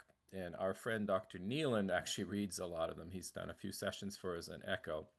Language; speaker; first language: English; native; English